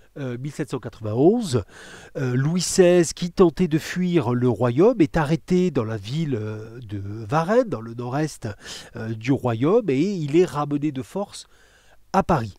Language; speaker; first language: French; native; French